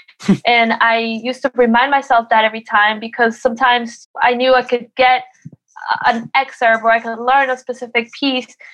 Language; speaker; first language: English; early bilingual, other home language; Spanish